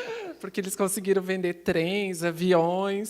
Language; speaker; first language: Portuguese; native; Portuguese